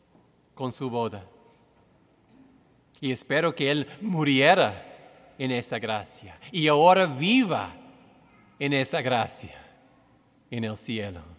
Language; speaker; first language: Spanish; non-native, fluent; English